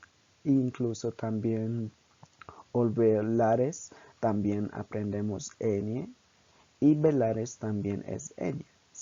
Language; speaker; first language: Spanish; non-native, local second language; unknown